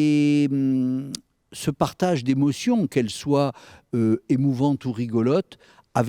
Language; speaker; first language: French; native; French